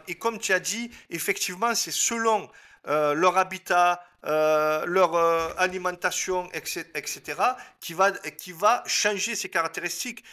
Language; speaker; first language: French; native; French